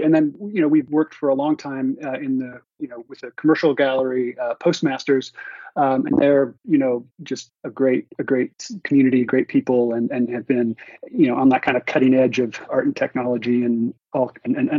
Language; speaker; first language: English; native; English